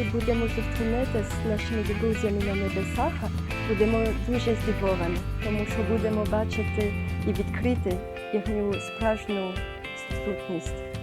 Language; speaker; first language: Ukrainian; non-native, fluent; French